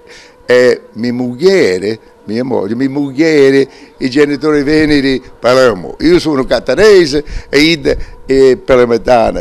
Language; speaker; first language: Italian; early bilingual, heritage; English